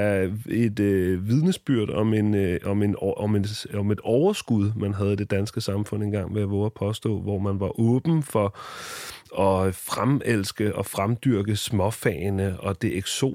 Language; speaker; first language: Danish; native; Danish